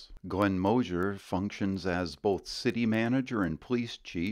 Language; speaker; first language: English; native; English